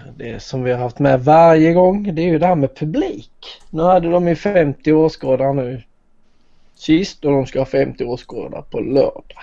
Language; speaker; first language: Swedish; native; Swedish